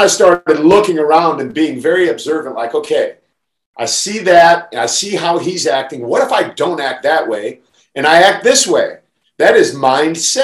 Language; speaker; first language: English; native; English